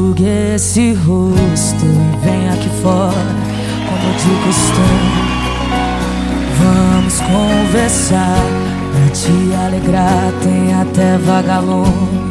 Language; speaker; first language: Portuguese; native; Portuguese